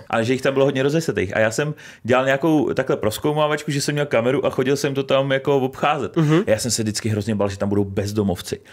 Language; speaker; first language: Czech; native; Czech